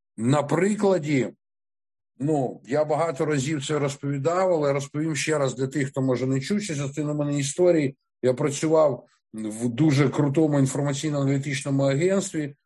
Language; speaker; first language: Ukrainian; non-native, local second language; Russian